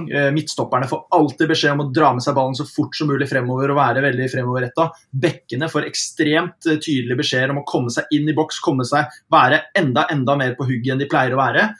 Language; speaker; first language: Norwegian; early bilingual, heritage; Norwegian